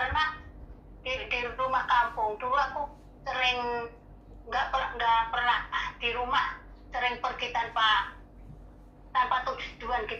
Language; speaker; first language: Indonesian; non-native, local second language; Javanese